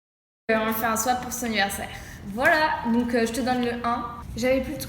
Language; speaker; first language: French; native; French